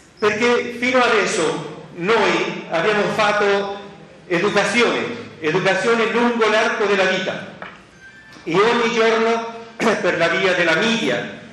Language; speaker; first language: Italian; non-native, fluent; Spanish